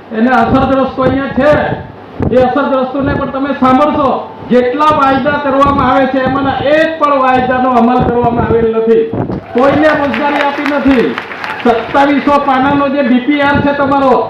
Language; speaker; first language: Gujarati; non-native, local second language; Vasavi